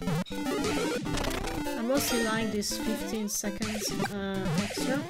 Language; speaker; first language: English; non-native, fluent; Hungarian